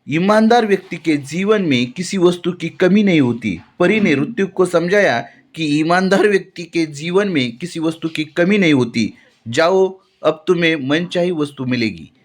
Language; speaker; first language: Hindi; non-native, local second language; Marathi